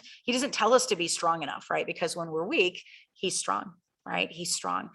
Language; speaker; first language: English; native; English